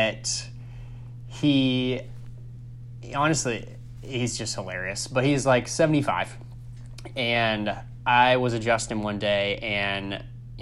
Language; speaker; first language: English; native; English